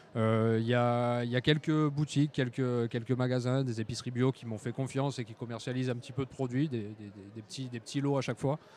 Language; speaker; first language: French; native; French